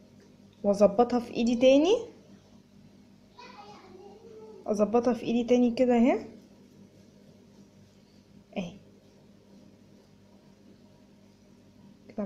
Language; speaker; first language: Arabic; native; Arabic